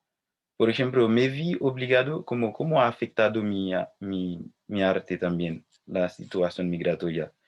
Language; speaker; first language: Spanish; non-native, fluent; Haitian Creole